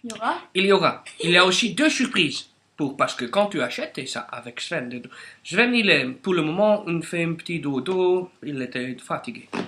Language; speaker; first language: French; non-native, local second language; Dutch